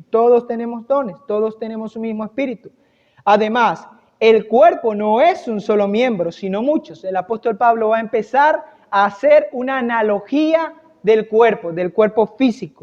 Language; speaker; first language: Spanish; native; Spanish